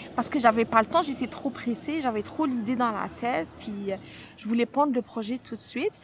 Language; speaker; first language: French; non-native, local second language; Arabic